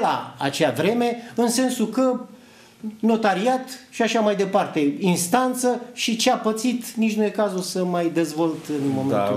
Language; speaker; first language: Romanian; native; Romanian